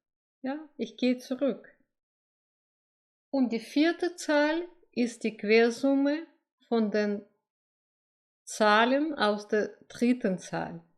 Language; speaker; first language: German; non-native, fluent; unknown